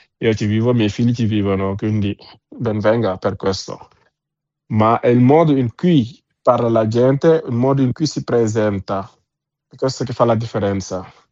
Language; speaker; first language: Italian; non-native, fluent; Wolof